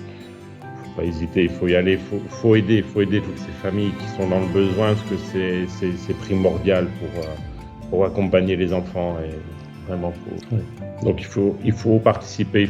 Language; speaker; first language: French; native; French